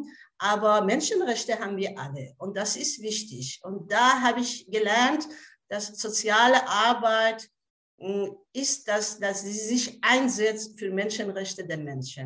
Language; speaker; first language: German; non-native, fluent; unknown